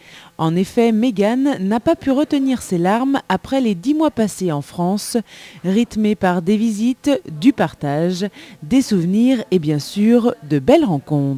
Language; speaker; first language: French; native; French